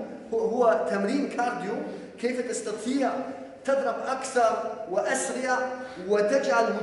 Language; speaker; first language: Arabic; non-native, fluent; Polish